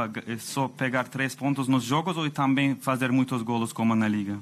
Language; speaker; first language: Portuguese; non-native, fluent; Turkish